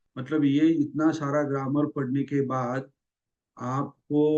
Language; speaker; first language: Hindi; non-native, local second language; Marathi